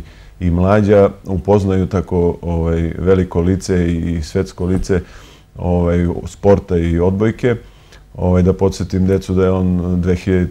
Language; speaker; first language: Serbian; native; Serbian